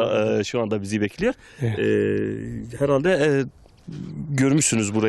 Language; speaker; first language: Turkish; native; Turkish